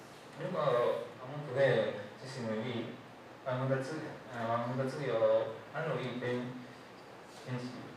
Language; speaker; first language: Chinese; non-native, learner; Japanese